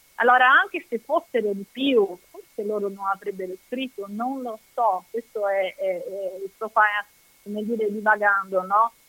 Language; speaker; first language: Italian; non-native, fluent; Portuguese